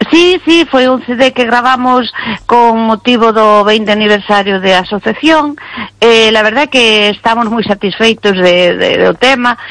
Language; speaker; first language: Galician; non-native, local second language; Spanish